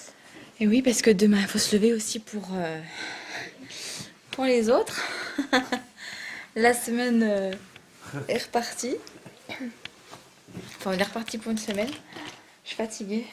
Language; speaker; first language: French; native; French